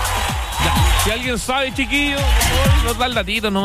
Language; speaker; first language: Spanish; native; Spanish